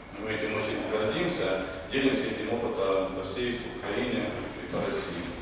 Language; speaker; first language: Russian; native; Russian